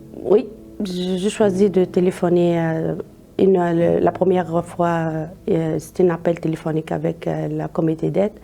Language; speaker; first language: French; non-native, learner; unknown